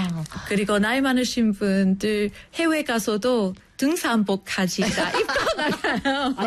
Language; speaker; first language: Korean; non-native, fluent; English